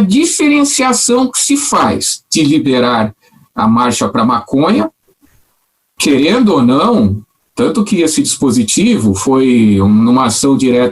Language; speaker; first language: Portuguese; native; Portuguese